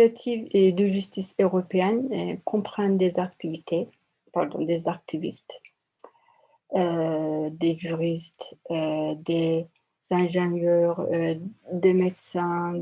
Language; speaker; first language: French; non-native, learner; Turkish